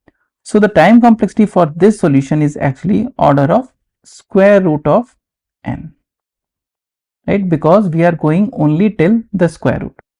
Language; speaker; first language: English; non-native, local second language; Hindi